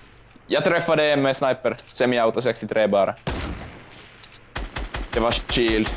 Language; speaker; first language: Swedish; non-native, local second language; Finnish